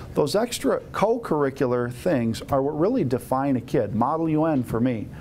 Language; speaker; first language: English; native; English